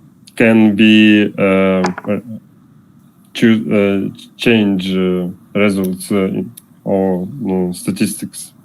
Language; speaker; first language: English; non-native, learner; Russian